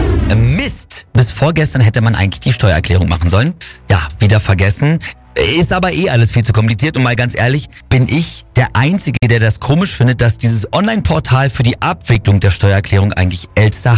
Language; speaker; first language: German; native; German